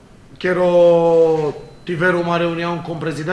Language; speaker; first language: Portuguese; non-native, fluent; Romanian